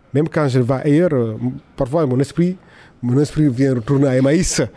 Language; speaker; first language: French; non-native, local second language; Fula